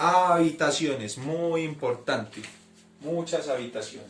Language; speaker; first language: Spanish; native; Spanish